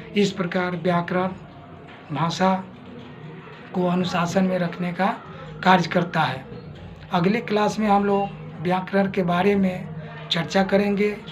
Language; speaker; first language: Hindi; native; Hindi